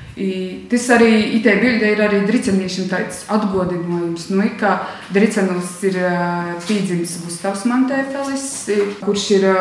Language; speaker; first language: Latvian; native; Latvian